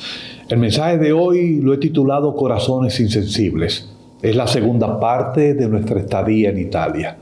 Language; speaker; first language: Spanish; native; Spanish